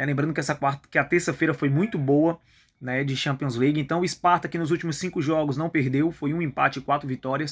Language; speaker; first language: Portuguese; native; Portuguese